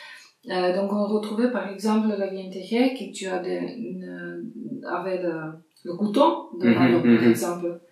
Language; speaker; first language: French; non-native, fluent; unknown